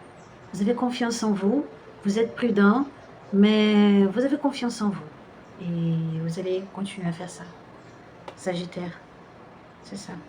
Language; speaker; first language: French; non-native, fluent; Portuguese